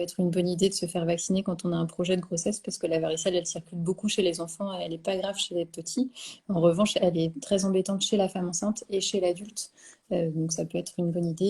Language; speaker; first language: French; native; French